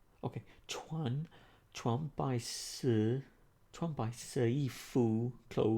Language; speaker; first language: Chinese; non-native, learner; English